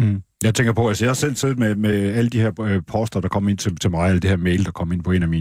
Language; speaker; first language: Danish; native; Danish